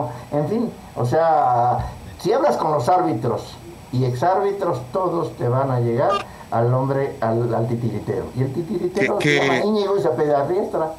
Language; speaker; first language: Spanish; native; Spanish